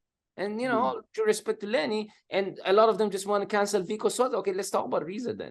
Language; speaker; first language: English; non-native, local second language; Filipino